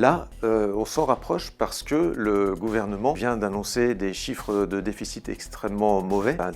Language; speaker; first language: French; native; French